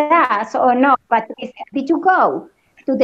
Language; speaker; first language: English; non-native, learner; Spanish